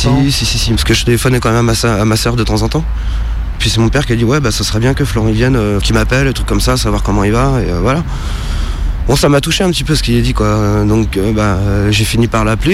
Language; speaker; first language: French; native; French